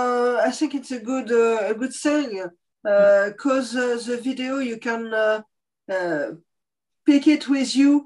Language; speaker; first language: English; non-native, fluent; French